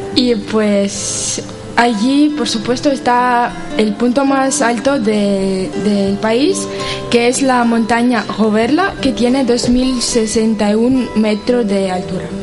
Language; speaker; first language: Spanish; non-native, learner; Ukrainian